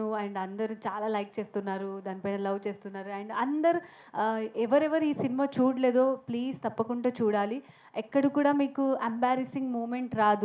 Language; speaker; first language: Telugu; non-native, learner; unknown